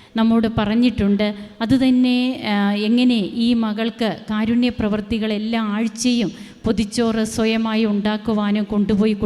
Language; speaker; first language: Malayalam; native; Malayalam